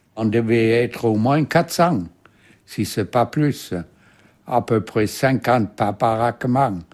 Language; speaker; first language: French; non-native, fluent; German